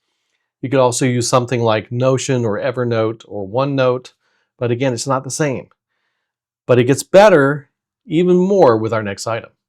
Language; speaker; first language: English; native; English